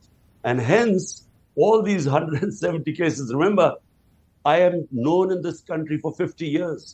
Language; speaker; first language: English; non-native, local second language; Urdu